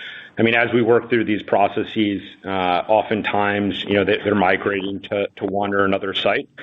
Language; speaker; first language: English; native; English